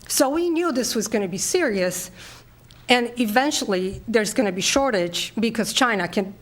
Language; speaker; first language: English; non-native, fluent; Polish